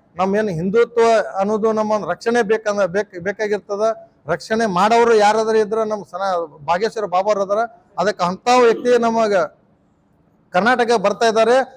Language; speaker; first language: Kannada; non-native, local second language; Lambadi